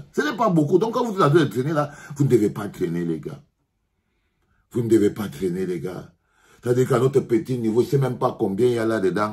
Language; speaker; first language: French; native; French